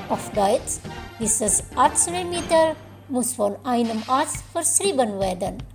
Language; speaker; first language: German; non-native, fluent; Indonesian